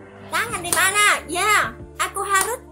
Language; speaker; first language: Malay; non-native, learner; Vietnamese